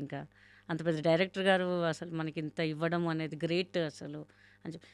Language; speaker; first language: Telugu; non-native, local second language; Hindi